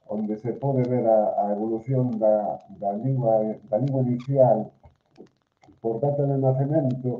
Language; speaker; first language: Galician; non-native, local second language; Spanish